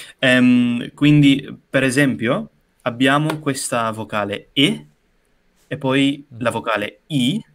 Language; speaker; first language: Italian; non-native, fluent; English